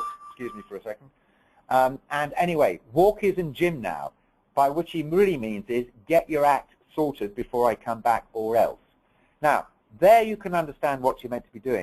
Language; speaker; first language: English; native; English